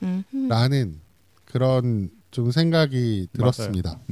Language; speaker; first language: Korean; native; Korean